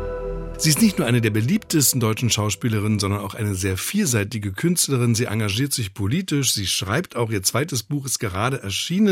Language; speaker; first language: German; native; German